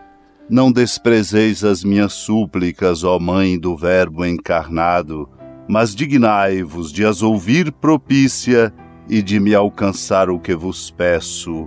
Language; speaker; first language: Portuguese; native; Portuguese